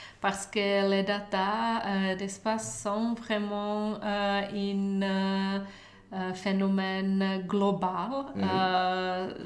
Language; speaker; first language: French; non-native, learner; Czech